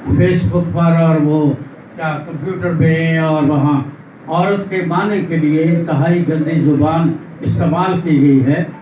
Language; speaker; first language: Urdu; non-native, local second language; Punjabi